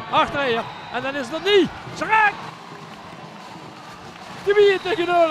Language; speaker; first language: Dutch; native; Dutch